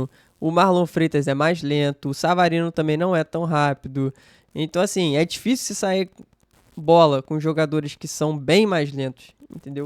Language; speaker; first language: Portuguese; native; Portuguese